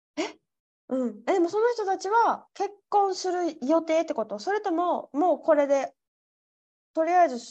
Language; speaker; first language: Japanese; native; Japanese